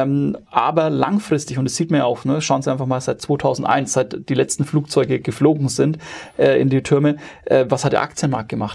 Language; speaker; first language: German; native; German